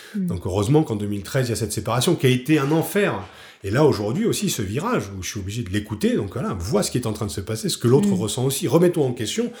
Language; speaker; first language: French; native; French